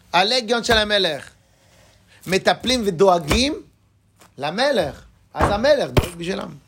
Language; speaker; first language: Hebrew; non-native, fluent; French